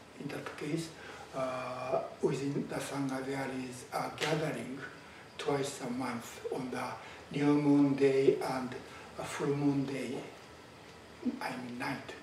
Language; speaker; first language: English; non-native, fluent; Japanese